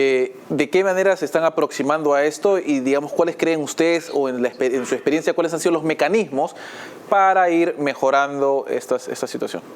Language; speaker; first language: Spanish; native; Spanish